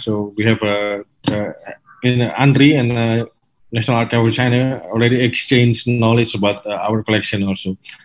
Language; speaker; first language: English; non-native, fluent; Indonesian